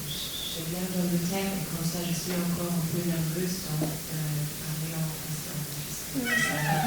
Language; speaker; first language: French; non-native, fluent; English